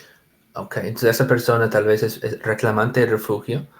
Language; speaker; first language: Spanish; non-native, fluent; English